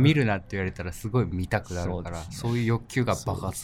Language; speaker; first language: Japanese; native; Japanese